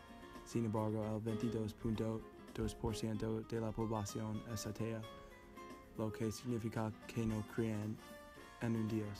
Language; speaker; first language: Spanish; non-native, learner; English